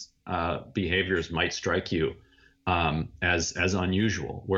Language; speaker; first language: English; native; English